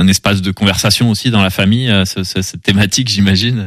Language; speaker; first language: French; native; French